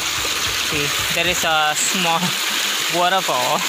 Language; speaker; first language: English; non-native, learner; Indonesian